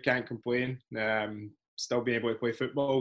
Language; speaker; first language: English; native; English